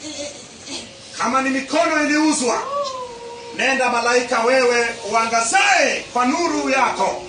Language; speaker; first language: Swahili; non-native, local second language; Luo (Kenya and Tanzania)